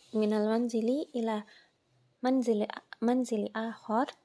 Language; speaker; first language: Arabic; non-native, learner; Indonesian